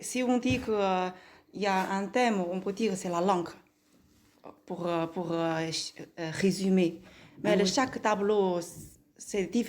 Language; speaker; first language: French; non-native, learner; Chinese